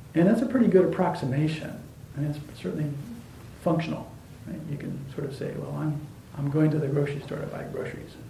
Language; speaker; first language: English; native; English